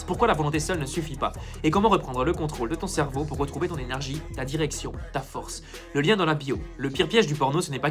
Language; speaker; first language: French; native; French